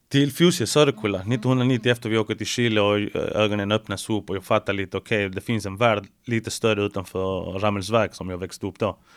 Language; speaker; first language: Swedish; early bilingual, other home language; Spanish